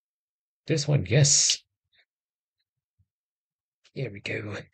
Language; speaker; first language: English; native; English